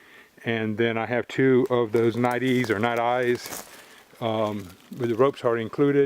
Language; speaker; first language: English; native; English